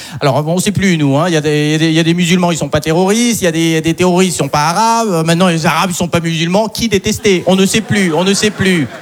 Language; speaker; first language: French; non-native, local second language; Arabic